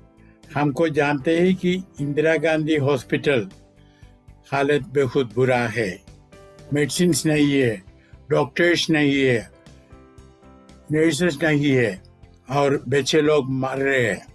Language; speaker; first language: Hindi; non-native, fluent; Malayalam